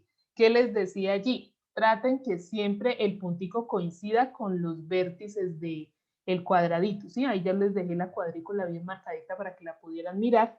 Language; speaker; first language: Spanish; native; Spanish